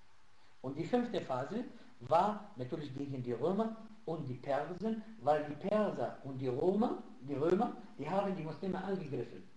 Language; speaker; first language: German; non-native, fluent; Arabic